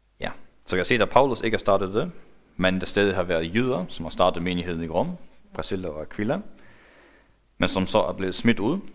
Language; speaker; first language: Danish; non-native, local second language; Faroese